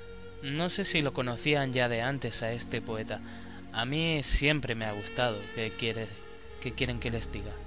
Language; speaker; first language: Spanish; native; Spanish